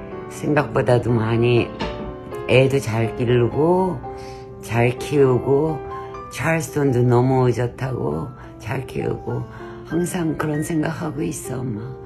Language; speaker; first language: Korean; native; Korean